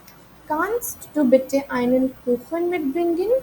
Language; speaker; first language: German; non-native, fluent; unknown